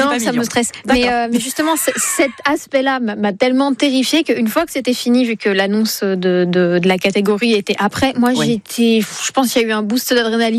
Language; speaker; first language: French; native; French